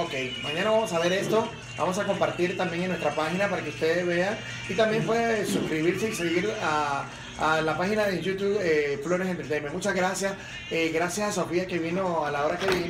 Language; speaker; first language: Spanish; native; Spanish